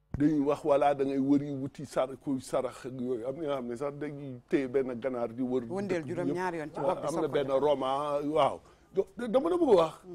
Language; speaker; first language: Wolof; non-native, local second language; Fula